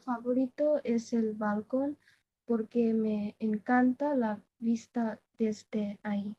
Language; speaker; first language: Spanish; non-native, learner; Bangla